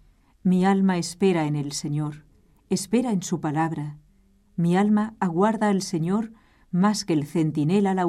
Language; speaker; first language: Spanish; native; Spanish